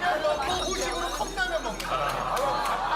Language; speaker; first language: Korean; native; Korean